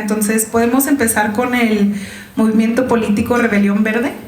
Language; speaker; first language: Spanish; native; Spanish